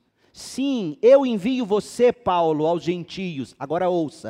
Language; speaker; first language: Portuguese; native; Portuguese